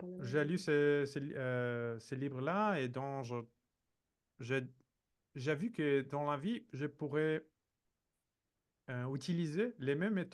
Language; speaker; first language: French; non-native, fluent; Portuguese